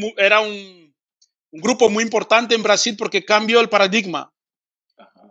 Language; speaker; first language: Spanish; early bilingual, other home language; Fang